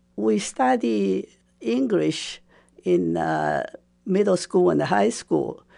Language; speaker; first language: English; non-native, fluent; Japanese